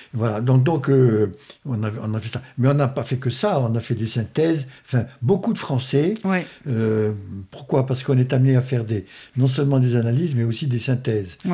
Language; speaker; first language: French; native; French